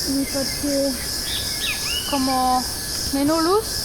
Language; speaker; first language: Spanish; non-native, fluent; French